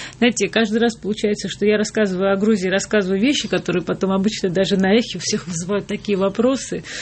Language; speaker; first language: Russian; non-native, local second language; Georgian